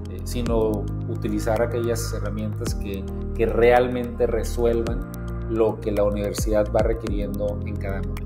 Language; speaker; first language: Spanish; native; Spanish